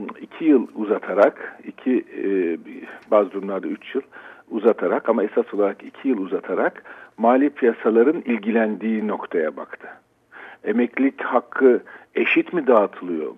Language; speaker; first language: Turkish; native; Turkish